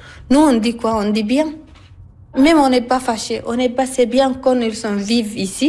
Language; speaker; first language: French; non-native, learner; Arabic